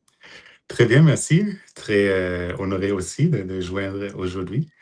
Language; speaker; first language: French; non-native, fluent; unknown